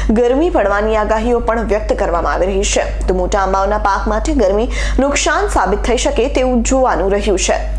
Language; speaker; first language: Gujarati; native; Gujarati